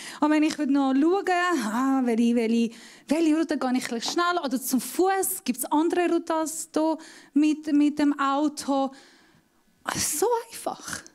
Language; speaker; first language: German; non-native, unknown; Persian